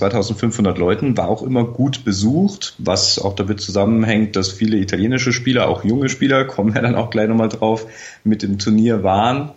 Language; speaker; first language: German; native; German